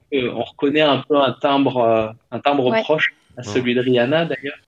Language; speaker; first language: French; native; French